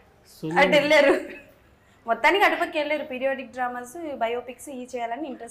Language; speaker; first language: Telugu; native; Telugu